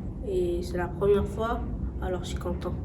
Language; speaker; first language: French; non-native, learner; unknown